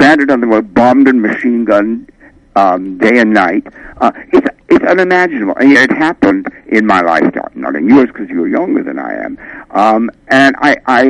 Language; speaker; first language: English; native; English